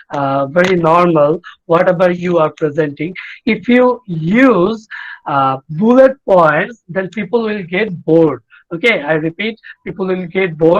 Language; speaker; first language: English; non-native, fluent; Bangla